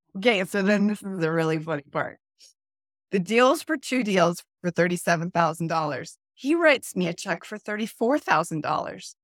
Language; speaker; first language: English; native; English